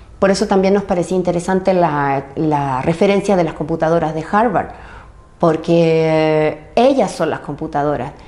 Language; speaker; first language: Spanish; native; Spanish